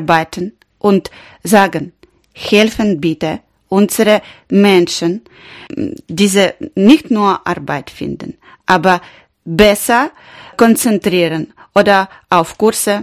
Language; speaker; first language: German; non-native, learner; Ukrainian